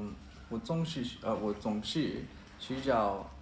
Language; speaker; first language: Chinese; non-native, learner; Japanese